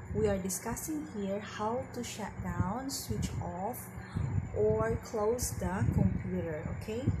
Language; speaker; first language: English; non-native, local second language; Filipino